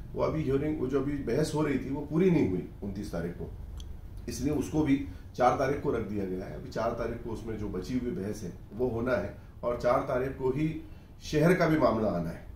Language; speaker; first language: Hindi; non-native, local second language; Urdu